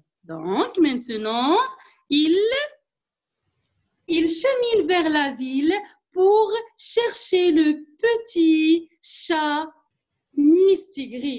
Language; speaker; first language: French; non-native, local second language; Arabic